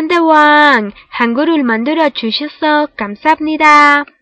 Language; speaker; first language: Korean; non-native, learner; Spanish